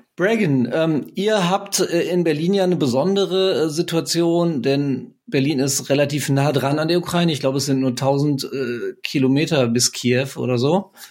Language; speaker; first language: German; native; German